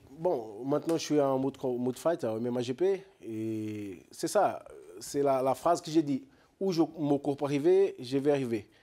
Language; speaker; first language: French; non-native, learner; Portuguese